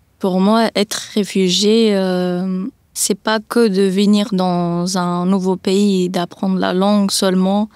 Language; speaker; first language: French; early bilingual, other home language; Persian